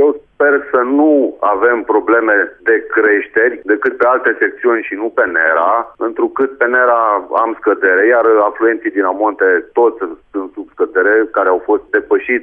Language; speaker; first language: Romanian; native; Romanian